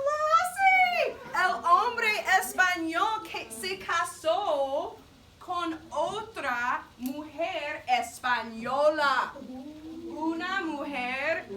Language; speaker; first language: Spanish; non-native, fluent; English